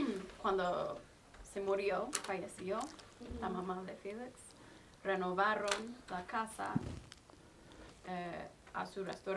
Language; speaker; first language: Spanish; non-native, fluent; English